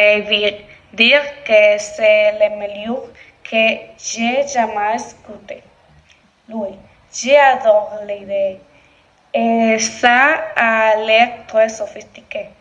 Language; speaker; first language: French; non-native, learner; Spanish